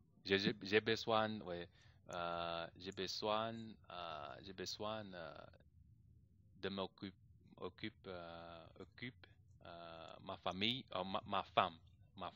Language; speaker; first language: French; non-native, learner; English